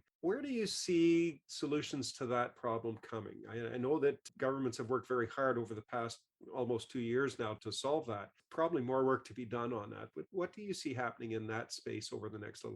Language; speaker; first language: English; native; English